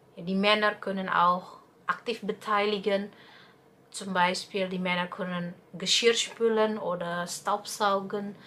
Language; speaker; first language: German; non-native, learner; Indonesian